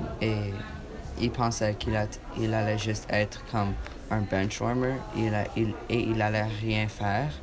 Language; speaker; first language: French; non-native, learner; English